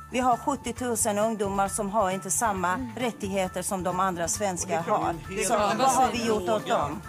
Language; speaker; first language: Swedish; non-native, fluent; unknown